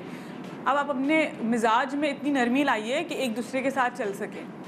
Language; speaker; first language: Urdu; native; Urdu